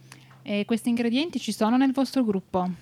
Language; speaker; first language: Italian; native; Italian